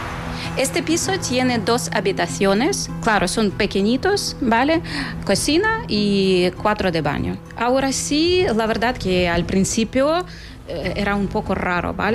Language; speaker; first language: Spanish; non-native, fluent; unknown